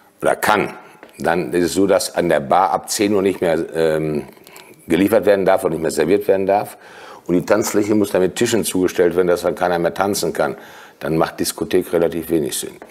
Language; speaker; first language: German; native; German